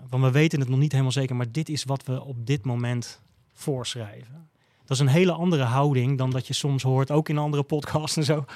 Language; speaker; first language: Dutch; native; Dutch